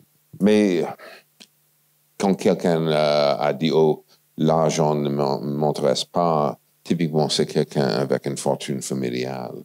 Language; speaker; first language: French; non-native, fluent; English